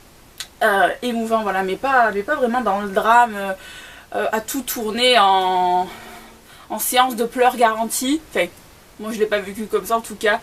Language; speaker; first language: French; native; French